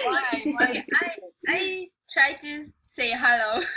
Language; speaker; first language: English; non-native, learner; Japanese